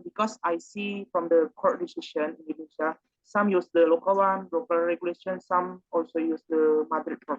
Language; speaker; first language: English; non-native, learner; Indonesian